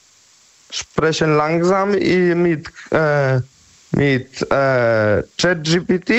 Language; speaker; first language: German; non-native, learner; Polish